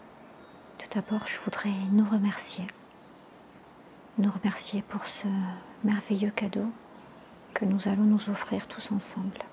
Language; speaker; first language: French; native; French